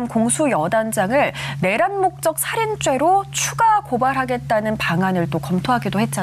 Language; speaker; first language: Korean; native; Korean